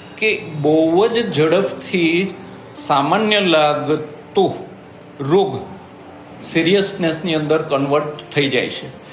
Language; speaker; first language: Gujarati; native; Gujarati